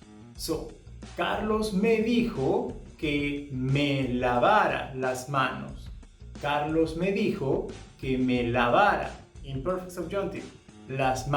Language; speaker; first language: Spanish; non-native, fluent; English